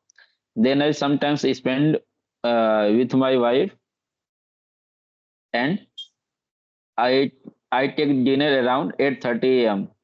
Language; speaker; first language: English; non-native, learner; Hindi